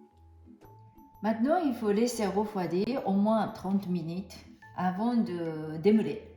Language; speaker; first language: French; non-native, fluent; Japanese